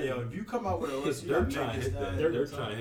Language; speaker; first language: English; native; English